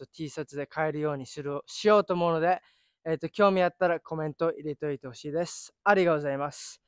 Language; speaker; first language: Japanese; early bilingual, other home language; English